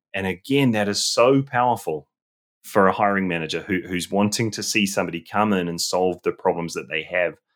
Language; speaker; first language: English; native; English